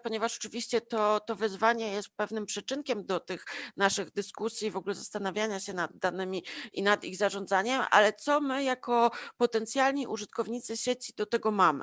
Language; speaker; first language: Polish; native; Polish